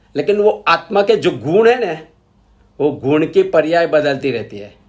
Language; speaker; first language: Hindi; non-native, local second language; Gujarati